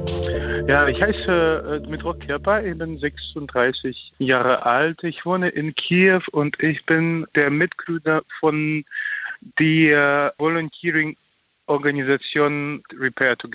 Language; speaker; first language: German; non-native, fluent; Ukrainian